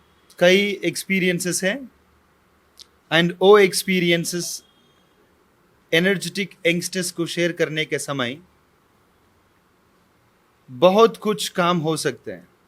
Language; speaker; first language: Hindi; non-native, local second language; Tamil